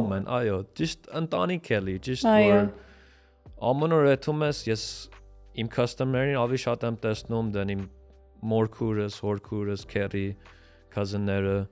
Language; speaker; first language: Armenian; early bilingual, heritage; Armenian